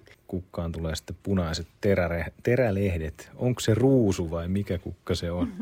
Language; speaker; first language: Finnish; native; Finnish